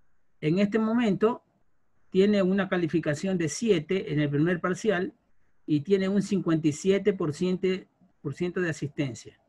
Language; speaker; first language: Spanish; native; Spanish